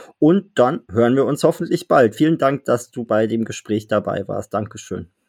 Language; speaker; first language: German; native; German